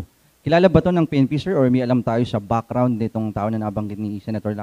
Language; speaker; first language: Filipino; native; Filipino